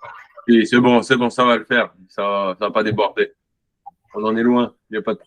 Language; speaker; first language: French; native; French